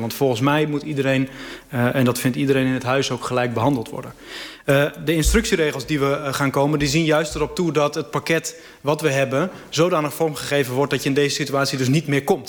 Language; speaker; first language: Dutch; native; Dutch